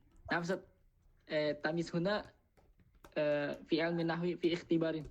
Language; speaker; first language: Arabic; non-native, learner; Indonesian